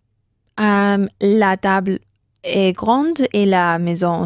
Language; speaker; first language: French; non-native, learner; Spanish